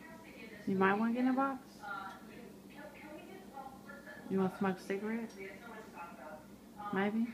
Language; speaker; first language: English; native; English